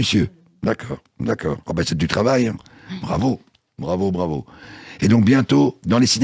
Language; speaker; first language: French; native; French